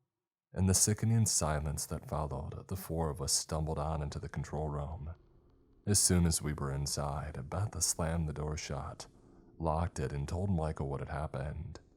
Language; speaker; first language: English; native; English